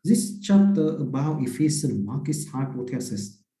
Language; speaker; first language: English; non-native, fluent; Vietnamese